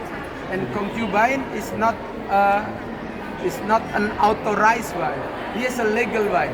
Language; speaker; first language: English; non-native, learner; Indonesian